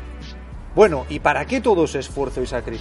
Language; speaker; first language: Spanish; native; Spanish